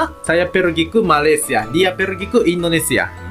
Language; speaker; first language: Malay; non-native, learner; Japanese